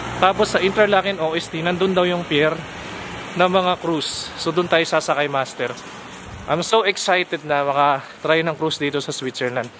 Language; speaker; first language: Filipino; native; Filipino